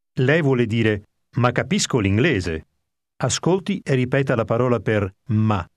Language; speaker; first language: Italian; native; Italian